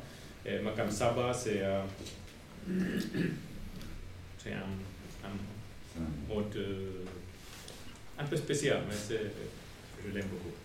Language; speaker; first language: French; non-native, learner; Finnish